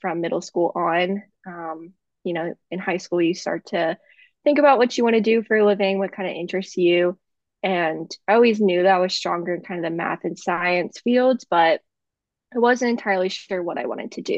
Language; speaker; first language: English; native; English